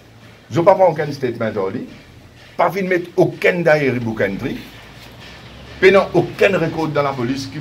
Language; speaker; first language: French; non-native, local second language; Morisyen